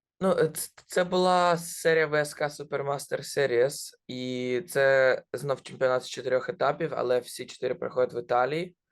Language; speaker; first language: Ukrainian; non-native, local second language; Russian